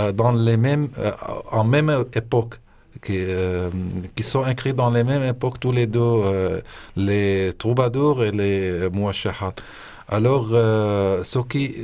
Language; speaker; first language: French; non-native, fluent; Arabic